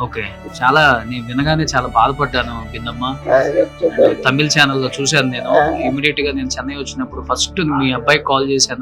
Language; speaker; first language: Telugu; native; Telugu